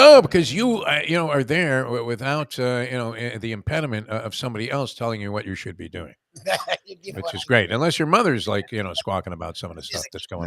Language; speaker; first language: English; native; English